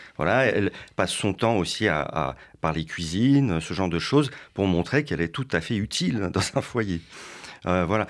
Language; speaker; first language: French; early bilingual, other home language; Russian